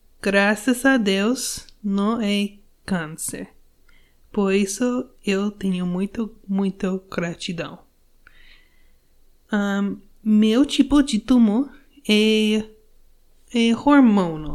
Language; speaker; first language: Portuguese; non-native, learner; English